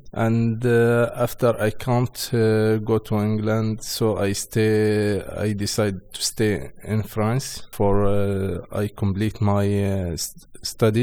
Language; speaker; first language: English; non-native, learner; Arabic